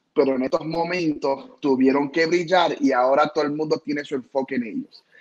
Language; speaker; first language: Spanish; early bilingual, heritage; Spanish